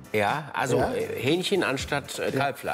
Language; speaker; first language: German; native; German